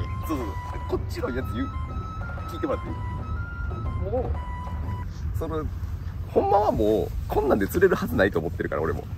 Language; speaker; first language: Japanese; native; Japanese